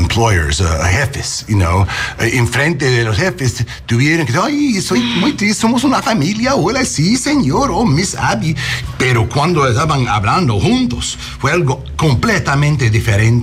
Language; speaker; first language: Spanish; early bilingual, heritage; English